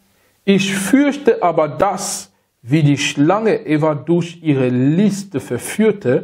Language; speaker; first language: German; non-native, learner; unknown